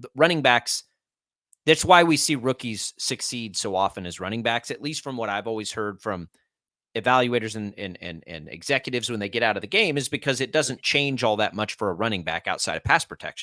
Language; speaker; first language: English; native; English